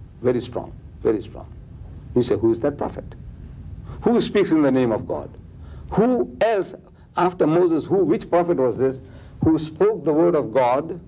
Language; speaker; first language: English; early bilingual, other home language; Gujarati